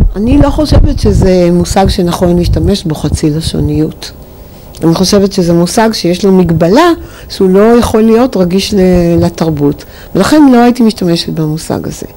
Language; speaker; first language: Hebrew; native; Hebrew